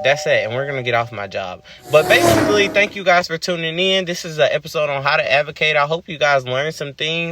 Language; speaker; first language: English; native; English